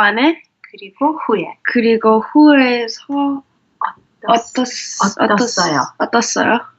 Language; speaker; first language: Korean; non-native, learner; English